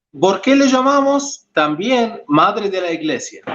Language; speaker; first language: Spanish; non-native, fluent; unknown